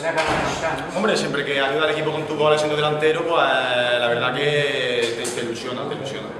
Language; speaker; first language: Spanish; native; Spanish